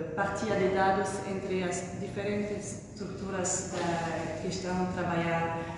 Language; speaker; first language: Portuguese; non-native, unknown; French